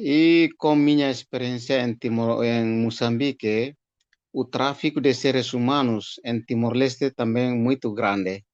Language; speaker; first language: Portuguese; non-native, fluent; Tetum